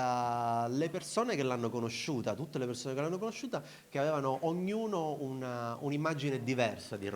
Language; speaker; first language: Italian; native; Italian